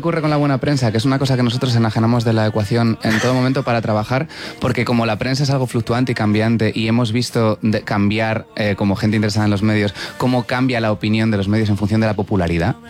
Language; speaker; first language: Spanish; native; Spanish